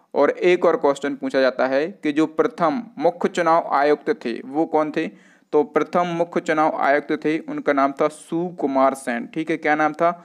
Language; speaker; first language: Hindi; native; Hindi